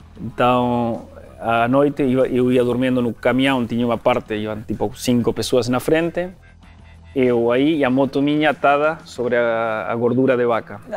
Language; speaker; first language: Portuguese; non-native, fluent; Spanish